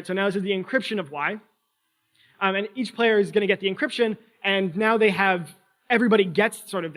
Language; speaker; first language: English; native; English